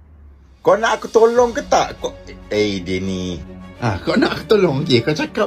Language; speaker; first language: Malay; native; Malay